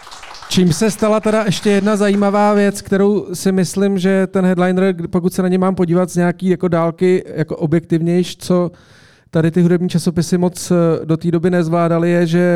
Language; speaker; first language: Czech; native; Czech